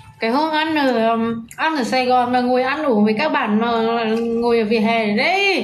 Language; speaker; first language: Vietnamese; native; Vietnamese